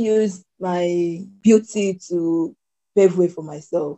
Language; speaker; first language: English; non-native, local second language; Igbo